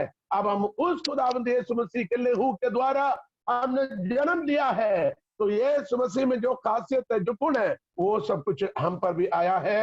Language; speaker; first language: Hindi; non-native, local second language; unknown